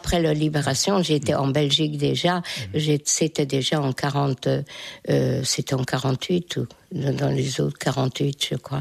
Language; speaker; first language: French; non-native, fluent; Hungarian